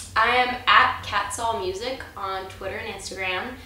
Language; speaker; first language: English; native; English